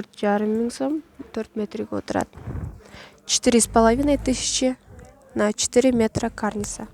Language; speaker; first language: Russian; non-native, local second language; Kyrgyz